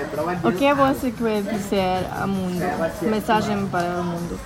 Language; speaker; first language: Portuguese; non-native, learner; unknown